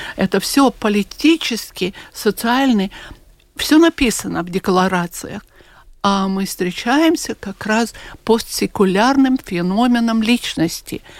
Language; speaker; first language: Russian; non-native, local second language; Latvian